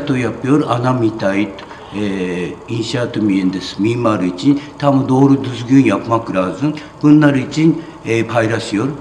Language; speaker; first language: Turkish; non-native, fluent; Japanese